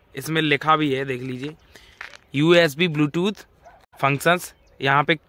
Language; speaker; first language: Hindi; native; Hindi